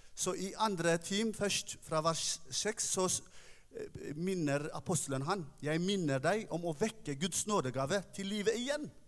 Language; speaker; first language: Norwegian; non-native, fluent; Tigrinya